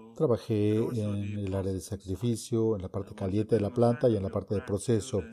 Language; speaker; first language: Spanish; non-native, fluent; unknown